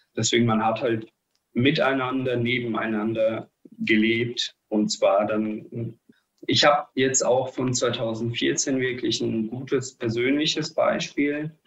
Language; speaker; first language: German; early bilingual, other home language; Russian